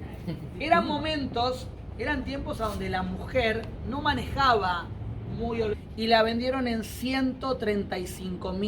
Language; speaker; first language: Spanish; native; Spanish